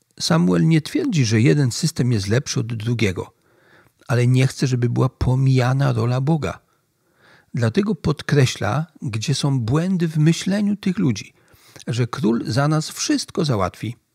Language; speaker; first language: Polish; native; Polish